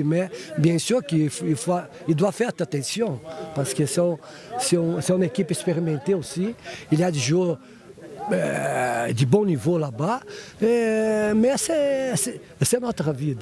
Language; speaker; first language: French; non-native, fluent; Portuguese